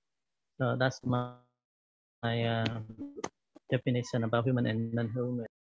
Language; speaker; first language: English; non-native, learner; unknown